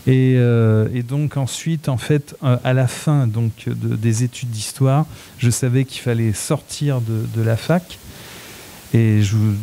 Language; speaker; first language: French; native; French